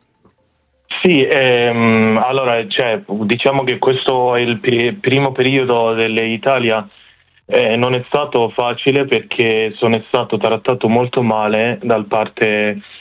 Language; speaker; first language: Italian; non-native, fluent; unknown